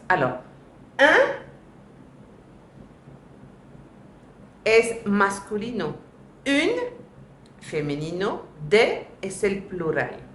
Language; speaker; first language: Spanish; non-native, fluent; French